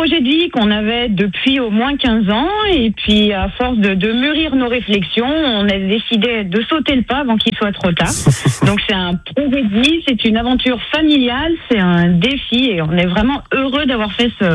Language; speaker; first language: French; native; French